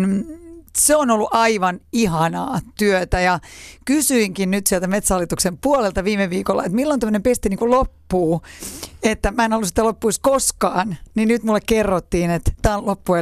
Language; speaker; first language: Finnish; native; Finnish